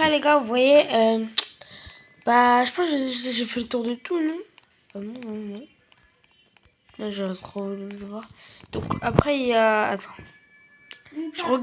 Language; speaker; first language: French; native; French